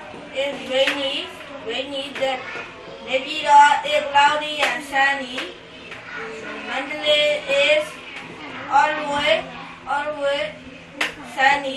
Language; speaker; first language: English; non-native, learner; Burmese